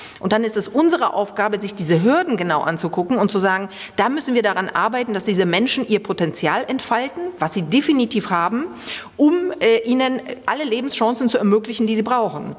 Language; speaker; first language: German; early bilingual, other home language; Polish